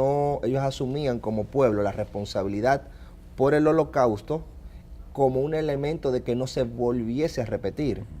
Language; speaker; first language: Spanish; native; Spanish